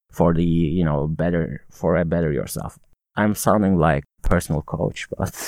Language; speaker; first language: English; non-native, fluent; Turkish